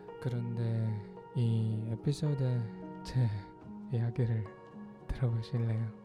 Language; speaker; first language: Korean; non-native, learner; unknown